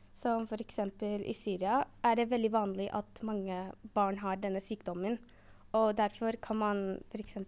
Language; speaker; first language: Norwegian; early bilingual, other home language; Arabic